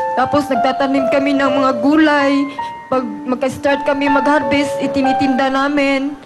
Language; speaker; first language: Filipino; non-native, local second language; Cebuano